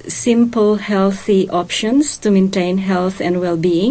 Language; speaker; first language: English; non-native, local second language; Hiligaynon